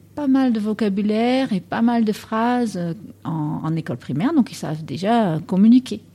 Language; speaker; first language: French; non-native, fluent; Dutch